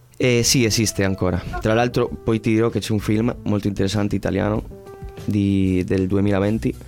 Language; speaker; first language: Italian; non-native, fluent; Spanish